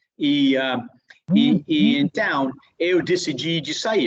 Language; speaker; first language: Portuguese; non-native, fluent; English